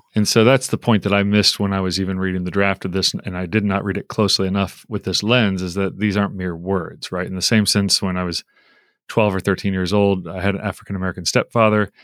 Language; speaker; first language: English; native; English